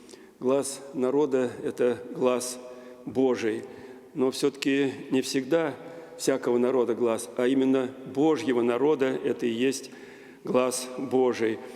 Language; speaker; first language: Russian; native; Russian